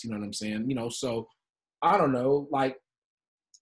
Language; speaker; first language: English; native; English